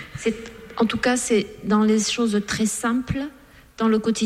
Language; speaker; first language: French; native; French